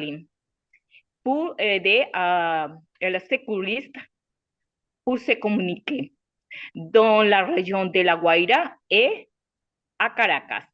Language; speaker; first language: French; non-native, learner; Spanish